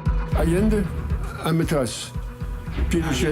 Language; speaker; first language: Spanish; non-native, learner; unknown